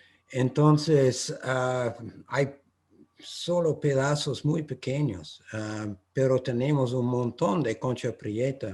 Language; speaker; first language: Spanish; non-native, fluent; English